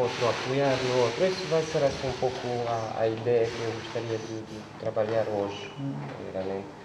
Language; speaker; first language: Portuguese; non-native, fluent; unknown